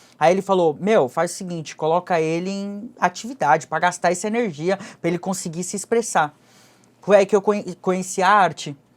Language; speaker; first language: Portuguese; early bilingual, other home language; Japanese